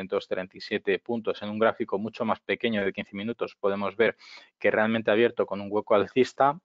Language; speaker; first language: Spanish; native; Spanish